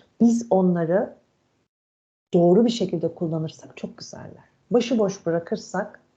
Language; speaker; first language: Turkish; native; Turkish